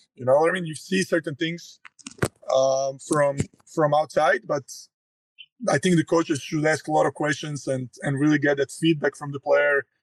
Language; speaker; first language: English; non-native, fluent; Croatian